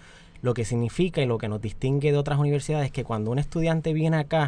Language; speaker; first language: Spanish; native; Spanish